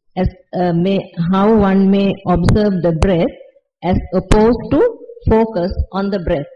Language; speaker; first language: English; non-native, local second language; Sinhala